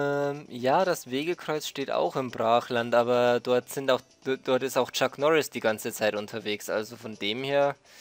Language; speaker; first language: German; native; German